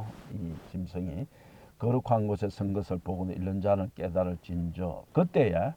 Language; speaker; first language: Korean; native; Korean